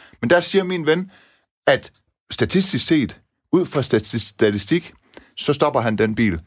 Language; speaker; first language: Danish; early bilingual, other home language; Persian